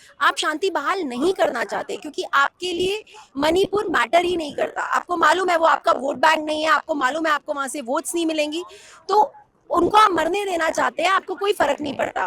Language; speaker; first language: Hindi; native; Hindi